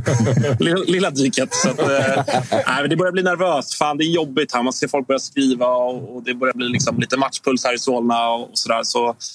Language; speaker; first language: Swedish; native; Swedish